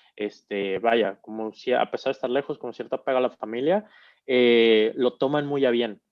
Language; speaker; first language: Spanish; native; Spanish